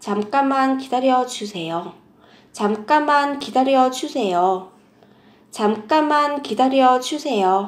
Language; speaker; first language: Korean; non-native, fluent; Vietnamese